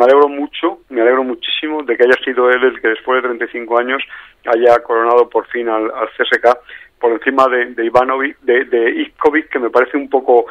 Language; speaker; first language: Spanish; native; Spanish